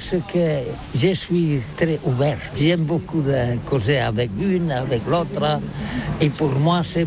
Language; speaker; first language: French; non-native, learner; Catalan